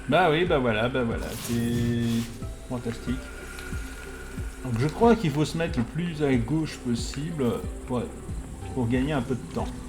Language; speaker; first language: French; native; French